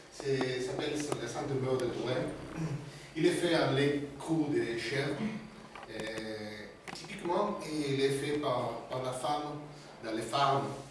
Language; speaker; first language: French; non-native, learner; Spanish